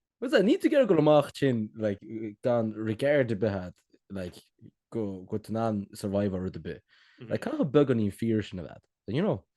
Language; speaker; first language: Irish; native; Irish